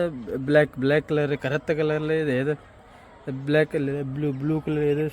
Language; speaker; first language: Malayalam; non-native, learner; Nepali